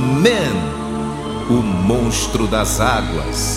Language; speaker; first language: Portuguese; native; Portuguese